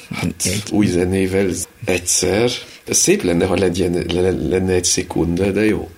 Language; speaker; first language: Hungarian; early bilingual, other home language; French